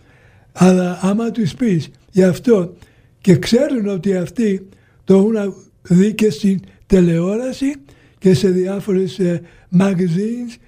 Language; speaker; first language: Greek; early bilingual, heritage; Greek